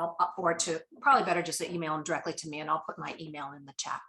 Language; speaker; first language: English; native; English